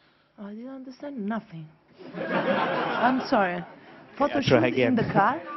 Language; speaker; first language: English; non-native, fluent; Italian